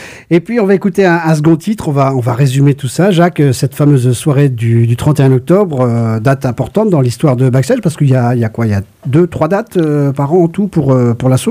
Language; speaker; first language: French; native; French